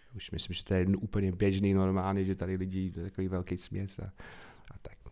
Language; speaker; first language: Czech; non-native, fluent; English